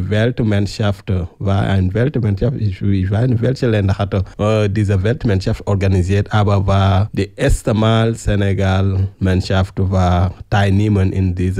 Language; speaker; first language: German; non-native, learner; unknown